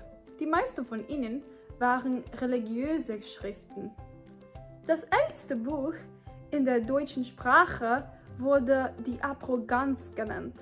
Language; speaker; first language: German; non-native, fluent; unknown